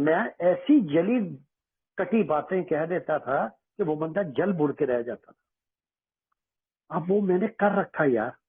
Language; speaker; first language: Hindi; native; Hindi